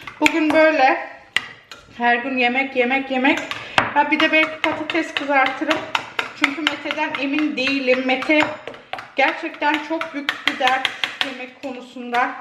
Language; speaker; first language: Turkish; early bilingual, heritage; Turkish